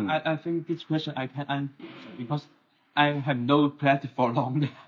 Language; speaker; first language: English; non-native, learner; Chinese